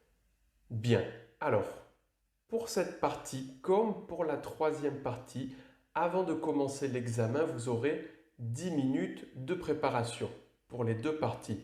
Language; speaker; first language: French; native; French